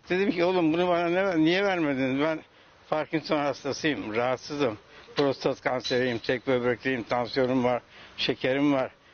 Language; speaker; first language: Turkish; native; Turkish